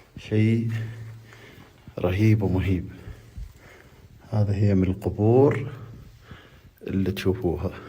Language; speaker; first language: Arabic; native; Arabic